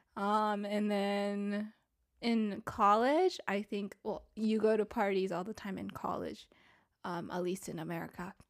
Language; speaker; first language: English; early bilingual, other home language; Japanese